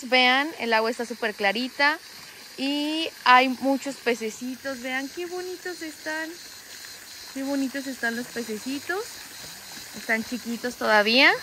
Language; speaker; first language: Spanish; native; Spanish